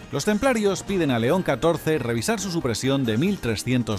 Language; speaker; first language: Spanish; native; Spanish